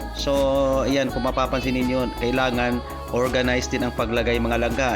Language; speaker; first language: Filipino; non-native, local second language; Cebuano